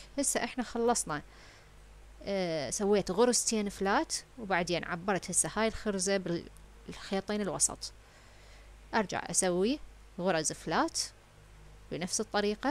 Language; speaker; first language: Arabic; native; Arabic